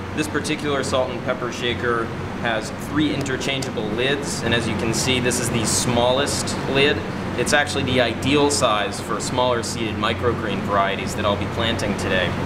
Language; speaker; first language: English; native; English